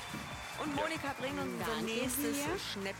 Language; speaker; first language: German; native; German